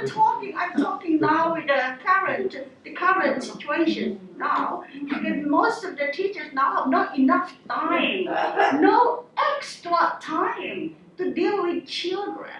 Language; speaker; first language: English; non-native, local second language; Filipino